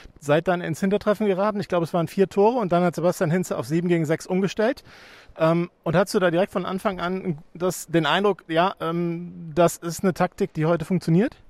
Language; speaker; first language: German; native; German